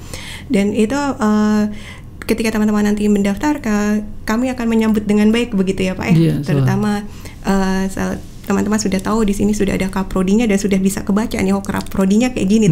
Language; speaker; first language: Indonesian; native; Indonesian